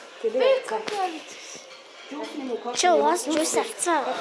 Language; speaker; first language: Korean; non-native, learner; Mongolian